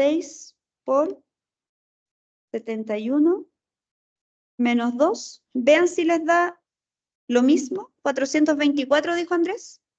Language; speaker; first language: Spanish; native; Spanish